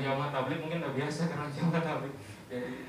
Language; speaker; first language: Indonesian; native; Indonesian